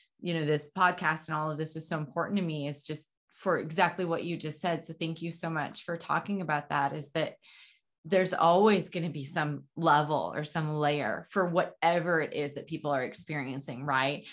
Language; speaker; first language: English; native; English